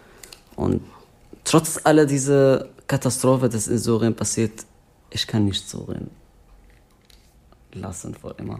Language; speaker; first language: German; non-native, fluent; Arabic